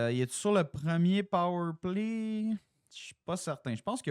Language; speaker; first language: French; native; French